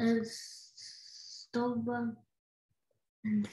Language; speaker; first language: English; non-native, learner; Russian